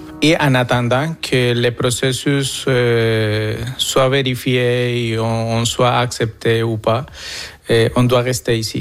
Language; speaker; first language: French; non-native, fluent; Spanish